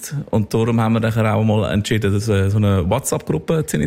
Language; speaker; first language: German; native; German